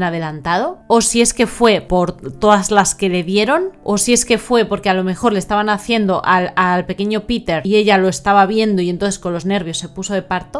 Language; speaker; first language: Spanish; native; Spanish